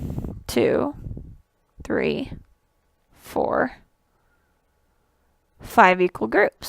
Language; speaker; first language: English; native; English